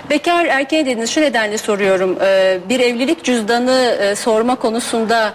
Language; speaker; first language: Turkish; native; Turkish